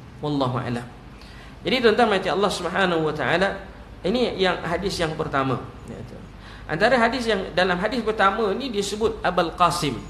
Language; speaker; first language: Malay; native; Malay